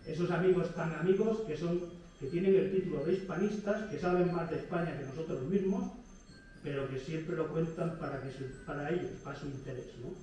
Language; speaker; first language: Spanish; native; Spanish